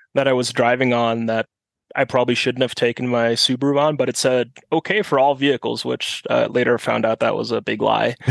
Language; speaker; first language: English; non-native, fluent; German